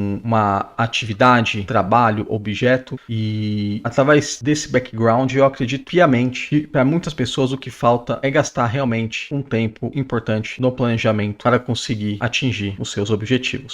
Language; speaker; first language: Portuguese; native; Portuguese